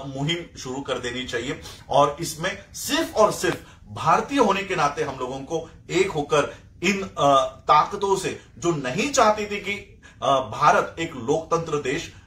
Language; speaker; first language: Hindi; non-native, local second language; Marathi